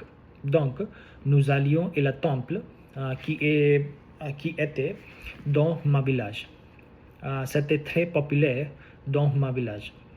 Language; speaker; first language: French; non-native, learner; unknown